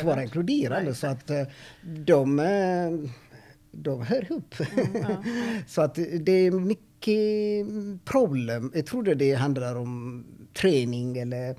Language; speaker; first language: Swedish; non-native, fluent; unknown